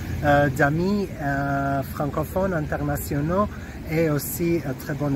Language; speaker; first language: French; non-native, fluent; Croatian